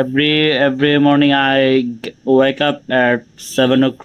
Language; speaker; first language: English; non-native, learner; Bangla